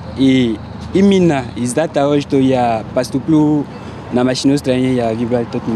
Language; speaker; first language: Russian; non-native, learner; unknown